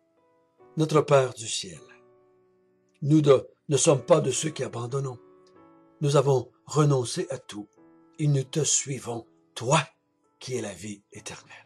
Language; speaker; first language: French; native; French